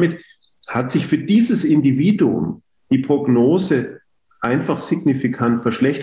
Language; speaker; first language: German; native; German